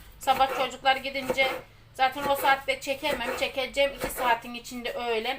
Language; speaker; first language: Turkish; native; Turkish